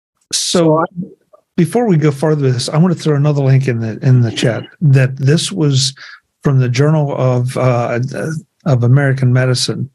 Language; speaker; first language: English; native; English